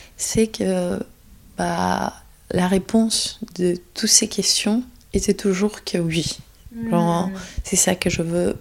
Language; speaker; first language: French; non-native, fluent; Greek